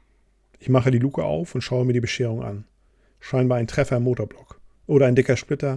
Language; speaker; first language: German; native; German